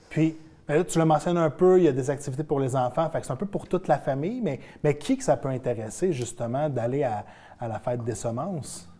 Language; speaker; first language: French; native; French